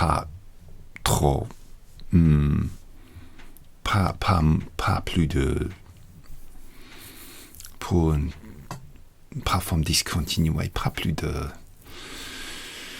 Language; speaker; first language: French; non-native, learner; English